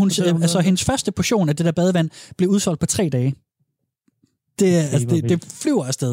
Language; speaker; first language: Danish; native; Danish